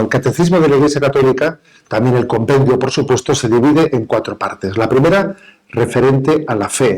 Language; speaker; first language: Spanish; native; Spanish